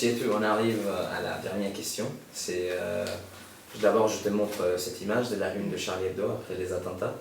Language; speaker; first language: French; non-native, fluent; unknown